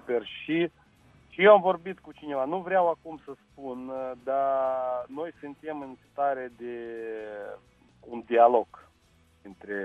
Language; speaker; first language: Romanian; non-native, local second language; Russian